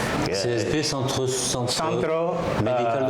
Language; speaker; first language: French; native; French